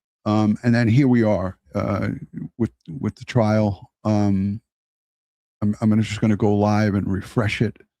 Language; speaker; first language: English; native; English